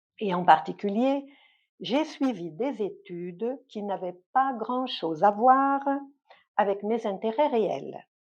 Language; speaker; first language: French; native; French